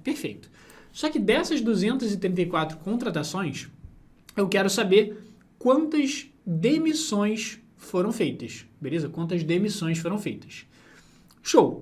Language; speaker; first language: Portuguese; native; Portuguese